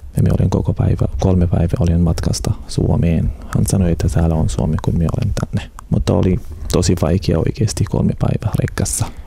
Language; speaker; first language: Finnish; non-native, learner; Arabic